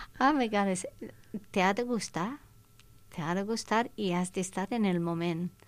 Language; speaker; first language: Catalan; non-native, fluent; English